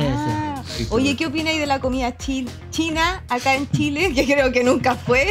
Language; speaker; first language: Spanish; native; Spanish